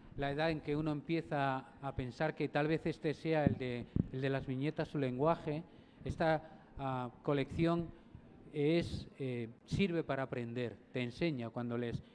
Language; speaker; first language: Spanish; native; Spanish